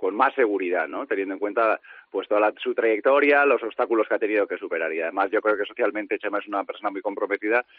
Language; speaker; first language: Spanish; native; Spanish